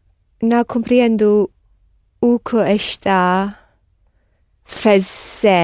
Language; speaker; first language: Portuguese; non-native, learner; English